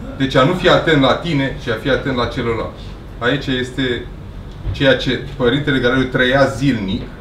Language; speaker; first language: Romanian; native; Romanian